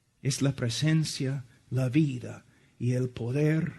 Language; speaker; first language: Spanish; non-native, fluent; English